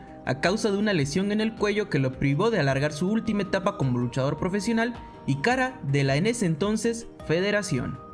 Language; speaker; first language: Spanish; native; Spanish